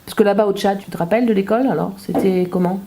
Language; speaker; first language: French; native; French